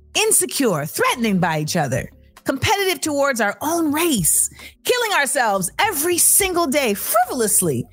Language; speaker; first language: English; native; English